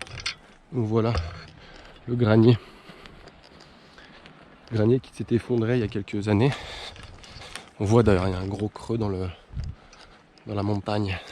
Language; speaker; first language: French; native; French